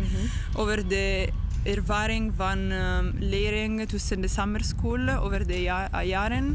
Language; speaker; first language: Dutch; non-native, learner; English